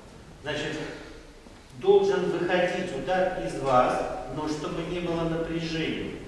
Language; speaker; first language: Russian; native; Russian